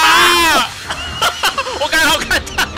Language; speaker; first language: Chinese; native; Chinese